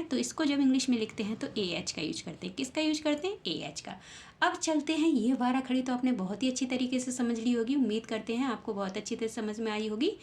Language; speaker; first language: Hindi; native; Hindi